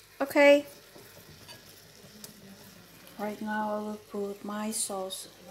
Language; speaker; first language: English; non-native, learner; Indonesian